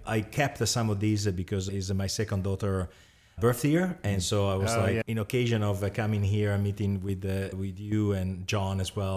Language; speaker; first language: English; non-native, fluent; Italian